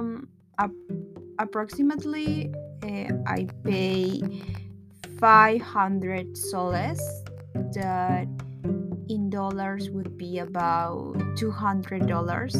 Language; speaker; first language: English; non-native, fluent; Spanish